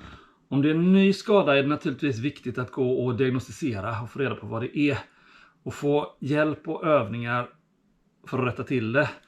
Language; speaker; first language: Swedish; native; Swedish